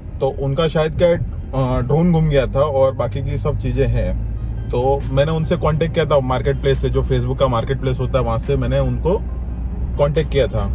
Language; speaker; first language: Hindi; non-native, local second language; Rajasthani